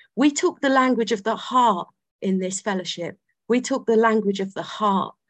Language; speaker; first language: English; native; English